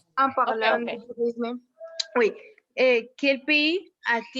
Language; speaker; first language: French; non-native, learner; Spanish